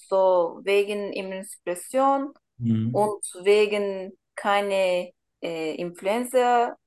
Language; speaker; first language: German; non-native, learner; Turkish